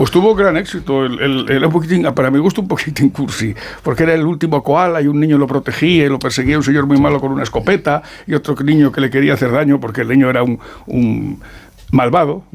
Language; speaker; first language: Spanish; native; Spanish